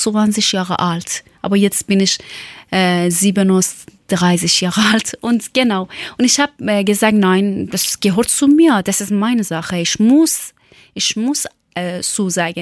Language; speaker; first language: German; non-native, learner; Persian